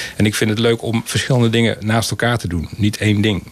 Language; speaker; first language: Dutch; native; Dutch